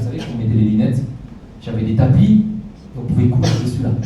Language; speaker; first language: French; native; French